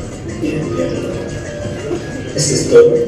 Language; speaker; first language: Spanish; non-native, fluent; English